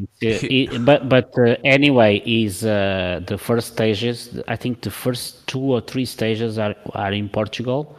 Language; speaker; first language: English; non-native, learner; Portuguese